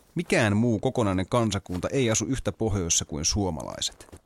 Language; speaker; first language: Finnish; native; Finnish